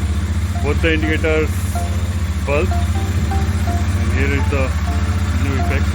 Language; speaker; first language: English; non-native, local second language; Hindi